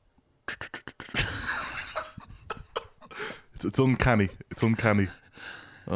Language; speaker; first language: English; native; English